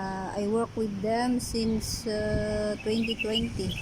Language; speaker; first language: English; non-native, local second language; Filipino